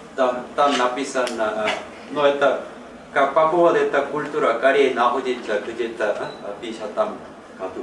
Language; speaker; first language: Russian; non-native, learner; Korean